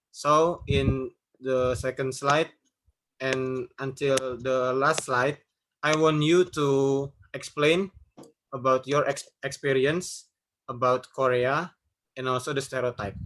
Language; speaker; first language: English; non-native, learner; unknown